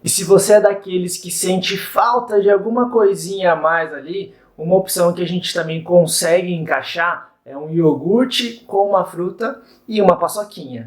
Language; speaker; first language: Portuguese; native; Portuguese